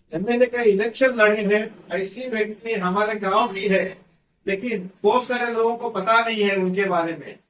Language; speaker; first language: Hindi; non-native, local second language; Marathi